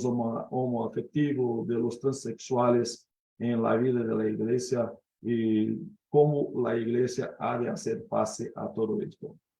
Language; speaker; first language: Spanish; non-native, fluent; Portuguese